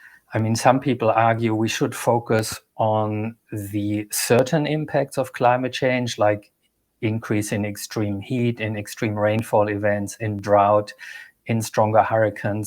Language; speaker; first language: English; non-native, fluent; German